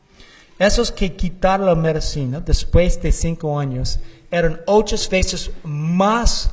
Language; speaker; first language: Spanish; non-native, learner; English